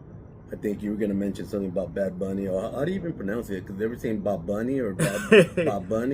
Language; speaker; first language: English; native; English